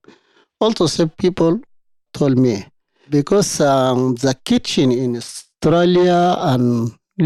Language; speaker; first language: English; non-native, learner; Arabic